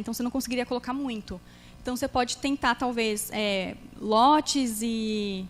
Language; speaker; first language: Portuguese; native; Portuguese